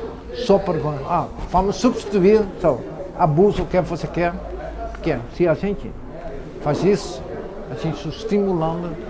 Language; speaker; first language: Portuguese; non-native, fluent; Dutch